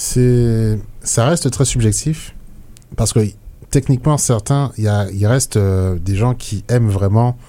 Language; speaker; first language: French; native; French